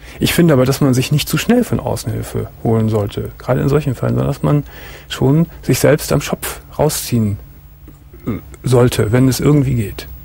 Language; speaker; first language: German; native; German